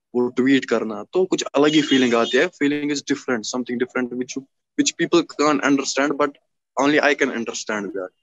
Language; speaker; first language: Hindi; native; Hindi